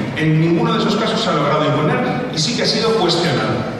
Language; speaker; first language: Spanish; native; Spanish